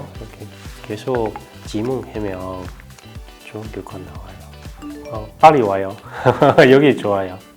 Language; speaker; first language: Korean; non-native, learner; Chinese